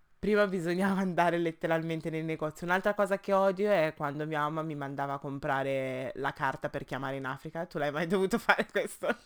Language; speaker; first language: Italian; early bilingual, other home language; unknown